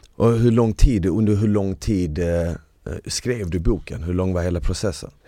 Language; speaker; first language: Swedish; early bilingual, other home language; Bosnian